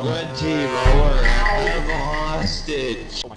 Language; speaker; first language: English; native; English